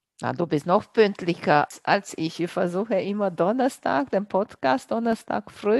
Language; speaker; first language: German; non-native, fluent; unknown